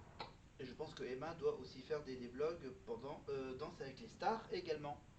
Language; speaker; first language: French; native; French